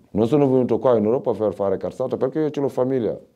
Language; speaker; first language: Italian; non-native, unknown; Wolof